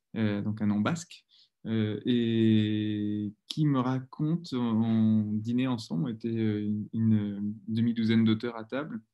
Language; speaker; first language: French; native; French